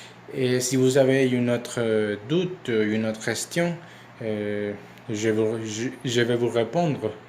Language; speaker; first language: French; non-native, learner; Spanish